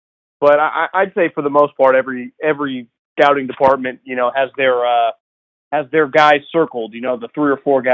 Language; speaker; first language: English; native; English